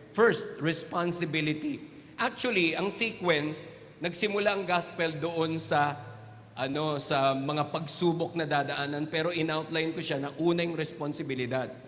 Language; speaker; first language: Filipino; non-native, local second language; Waray